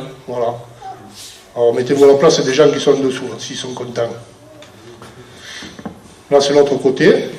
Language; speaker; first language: French; native; French